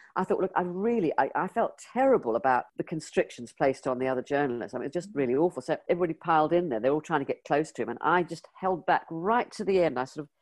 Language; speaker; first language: English; native; English